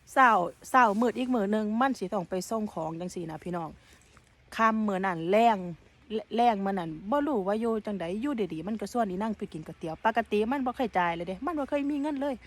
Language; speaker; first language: Thai; native; Thai